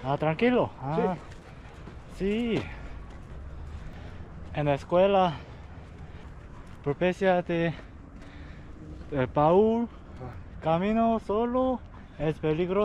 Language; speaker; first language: Spanish; non-native, learner; Korean